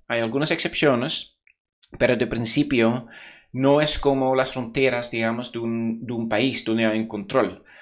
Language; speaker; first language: Spanish; non-native, fluent; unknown